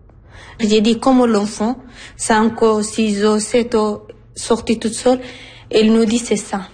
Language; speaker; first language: French; non-native, learner; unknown